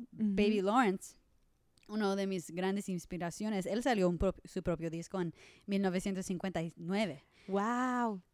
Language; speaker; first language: Spanish; non-native, learner; English